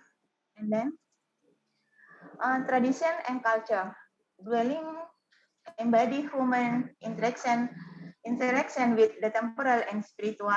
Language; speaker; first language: English; non-native, learner; Indonesian